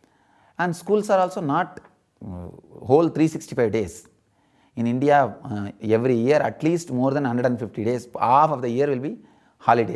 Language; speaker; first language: English; non-native, local second language; Tamil